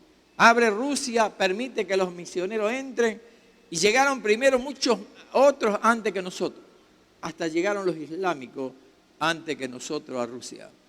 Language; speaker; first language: Spanish; native; Spanish